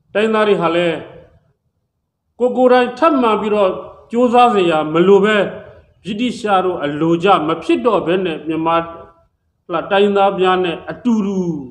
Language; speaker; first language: Burmese; native; Burmese